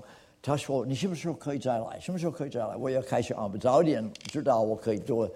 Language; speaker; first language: Chinese; non-native, fluent; English